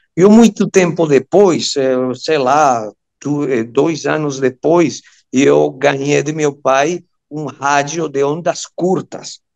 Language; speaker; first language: Portuguese; non-native, fluent; Spanish